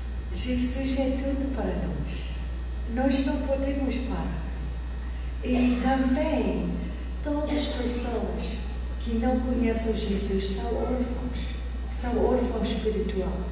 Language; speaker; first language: Portuguese; non-native, fluent; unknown